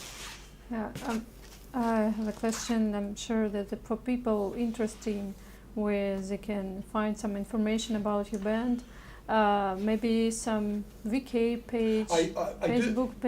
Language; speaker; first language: English; non-native, learner; Russian